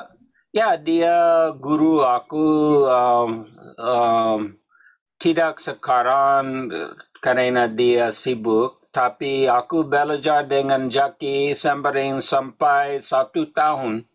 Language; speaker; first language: Indonesian; non-native, learner; English